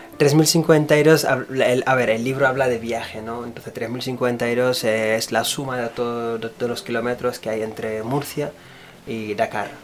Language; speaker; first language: Spanish; non-native, fluent; Wolof